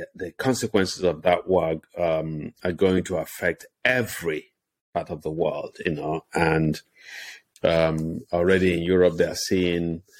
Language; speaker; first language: English; non-native, local second language; Igbo